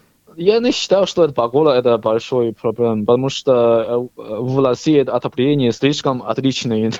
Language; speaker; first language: Russian; non-native, learner; Chinese